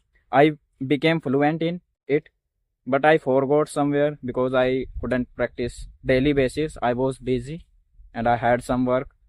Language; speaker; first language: English; non-native, learner; Hindi